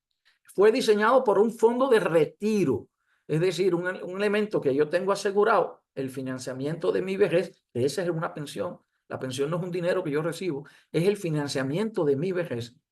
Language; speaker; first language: Spanish; native; Spanish